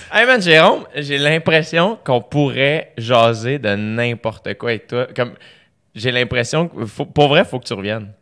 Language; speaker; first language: French; native; French